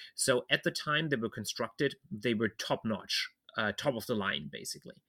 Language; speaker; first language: English; non-native, fluent; German